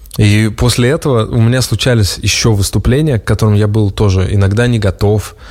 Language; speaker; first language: Russian; native; Russian